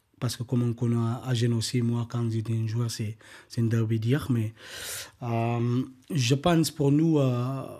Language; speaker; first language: French; non-native, learner; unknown